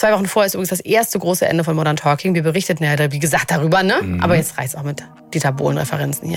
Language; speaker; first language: German; native; German